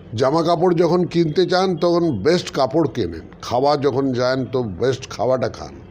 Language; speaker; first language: Bangla; non-native, local second language; Punjabi